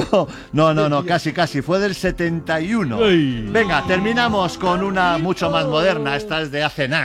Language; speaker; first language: Spanish; native; Spanish